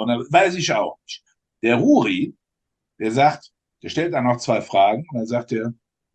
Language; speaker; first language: German; native; German